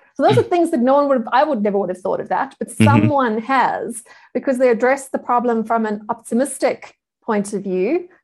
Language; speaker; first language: English; native; English